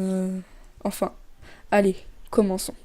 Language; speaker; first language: French; native; French